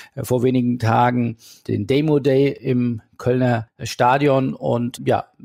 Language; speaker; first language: German; native; German